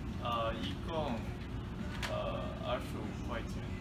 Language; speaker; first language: Chinese; non-native, learner; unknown